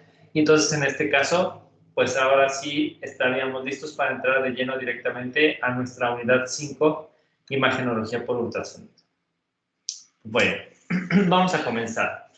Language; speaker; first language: Spanish; native; Spanish